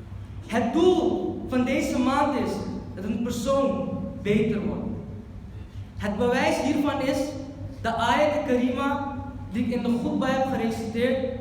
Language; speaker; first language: Dutch; early bilingual, other home language; Urdu